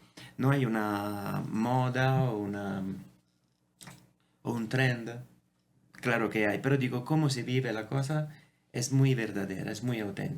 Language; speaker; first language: Spanish; non-native, fluent; Italian